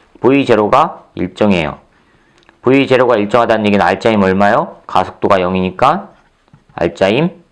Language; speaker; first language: Korean; native; Korean